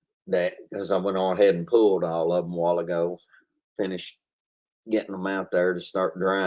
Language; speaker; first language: English; native; English